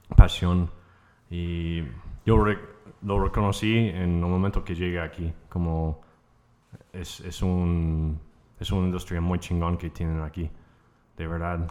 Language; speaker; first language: Spanish; non-native, fluent; English